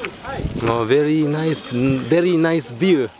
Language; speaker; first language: English; non-native, learner; Japanese